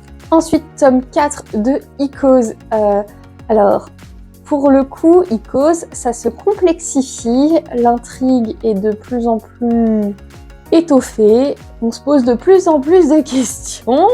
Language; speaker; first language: French; native; French